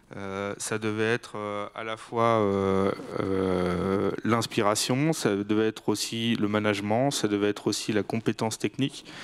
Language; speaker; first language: French; native; French